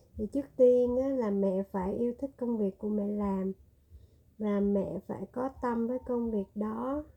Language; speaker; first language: Vietnamese; native; Vietnamese